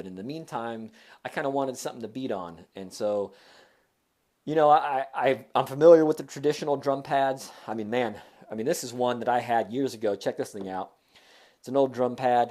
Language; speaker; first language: English; native; English